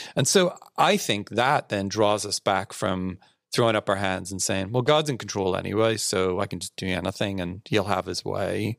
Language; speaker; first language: English; native; English